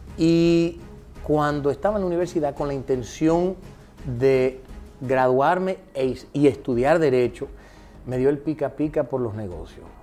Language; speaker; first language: Spanish; early bilingual, heritage; Spanish